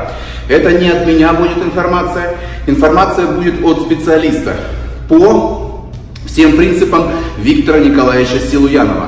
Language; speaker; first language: Russian; native; Russian